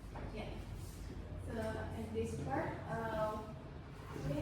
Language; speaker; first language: English; non-native, fluent; Balinese